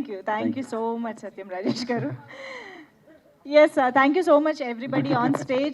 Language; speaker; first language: Telugu; native; Telugu